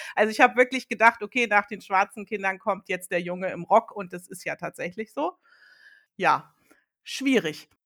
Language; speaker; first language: German; early bilingual, other home language; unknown